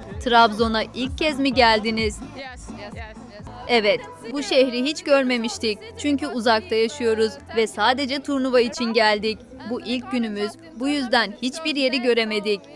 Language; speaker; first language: Turkish; non-native, fluent; Ukrainian